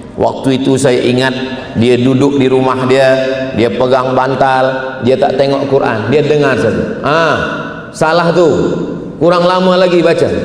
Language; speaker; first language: Malay; native; Malay